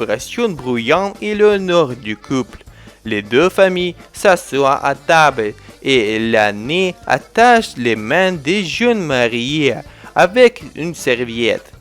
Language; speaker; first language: French; non-native, fluent; Ukrainian